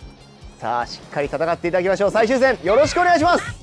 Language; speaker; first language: Japanese; native; Japanese